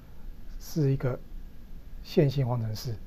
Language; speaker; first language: Chinese; native; Chinese